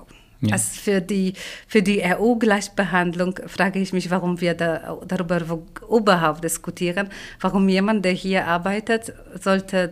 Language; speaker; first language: German; non-native, fluent; Polish